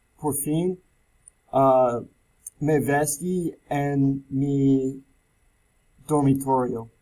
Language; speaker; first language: Spanish; non-native, learner; English